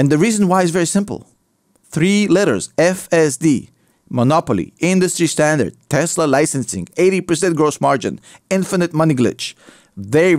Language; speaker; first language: English; native; English